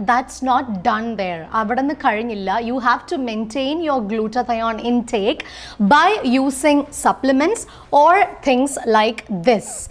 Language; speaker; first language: English; non-native, local second language; Malayalam